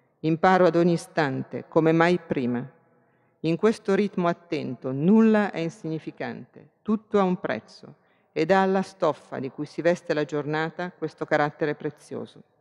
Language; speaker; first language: Italian; native; Italian